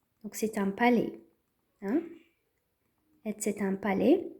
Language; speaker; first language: French; non-native, fluent; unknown